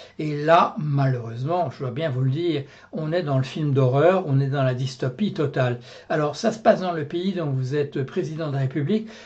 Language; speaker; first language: French; native; French